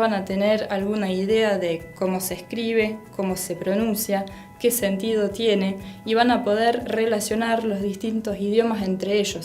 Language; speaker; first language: Spanish; non-native, fluent; French